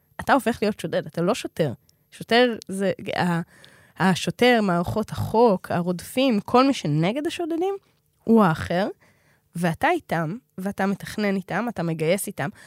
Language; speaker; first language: Hebrew; native; Hebrew